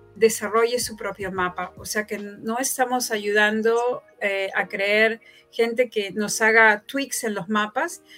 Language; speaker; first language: Spanish; native; Spanish